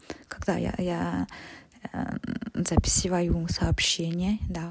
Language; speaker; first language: Russian; non-native, learner; French